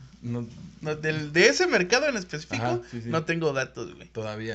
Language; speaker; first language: Spanish; native; Spanish